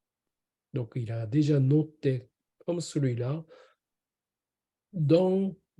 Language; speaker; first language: French; non-native, learner; Japanese